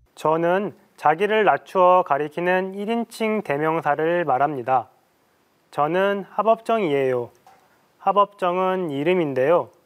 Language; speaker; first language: Korean; native; Korean